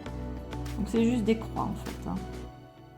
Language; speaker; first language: French; native; French